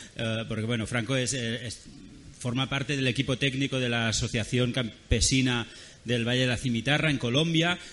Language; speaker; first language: Spanish; non-native, local second language; Catalan